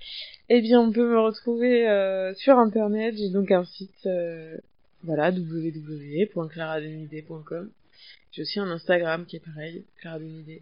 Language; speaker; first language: French; native; French